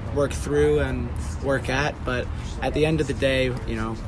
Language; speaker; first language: English; native; English